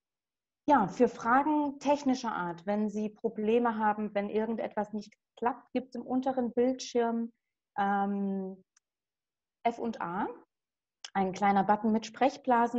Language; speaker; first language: German; native; German